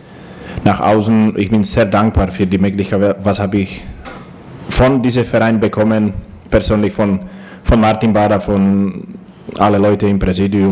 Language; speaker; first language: German; non-native, learner; Slovak